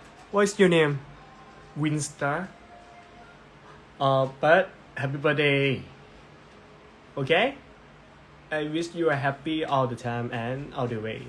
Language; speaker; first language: English; non-native, learner; Thai